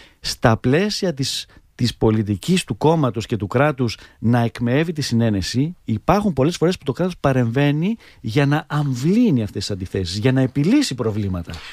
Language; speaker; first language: Greek; native; Greek